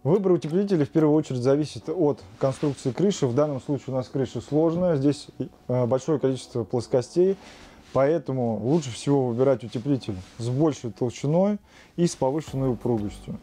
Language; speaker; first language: Russian; native; Russian